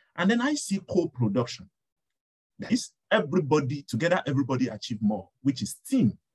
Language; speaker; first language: English; non-native, local second language; Yoruba